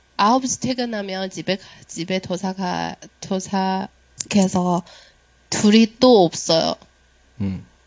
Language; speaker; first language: Korean; non-native, learner; Chinese